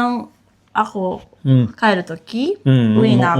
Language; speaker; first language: Filipino; non-native, learner; Japanese